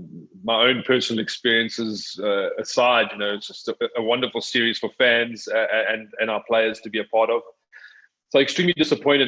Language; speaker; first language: English; native; English